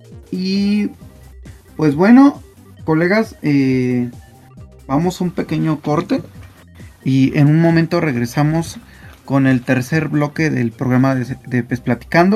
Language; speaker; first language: Spanish; native; Spanish